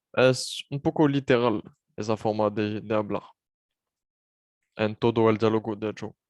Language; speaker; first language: Spanish; non-native, learner; French